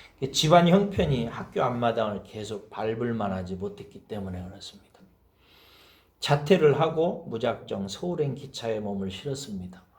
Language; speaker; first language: Korean; native; Korean